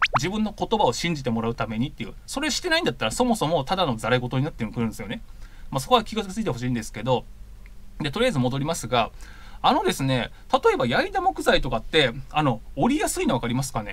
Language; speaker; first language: Japanese; native; Japanese